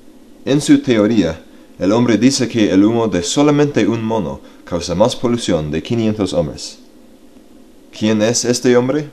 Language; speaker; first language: Spanish; non-native, learner; English